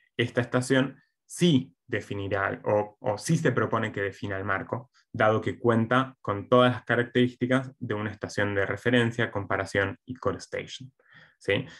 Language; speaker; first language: Spanish; native; Spanish